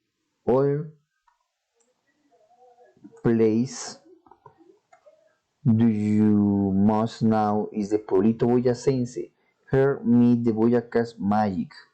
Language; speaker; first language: English; non-native, learner; Spanish